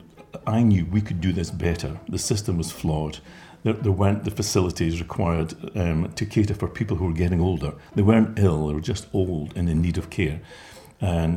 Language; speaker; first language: English; native; English